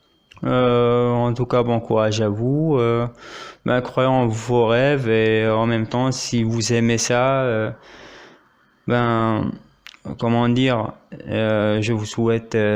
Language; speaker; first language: French; non-native, local second language; Arabic